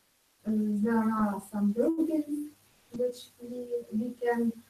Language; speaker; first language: English; non-native, learner; Ukrainian